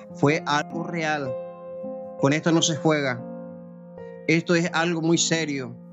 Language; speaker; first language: Spanish; native; Spanish